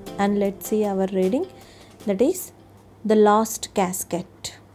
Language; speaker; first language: English; non-native, local second language; Telugu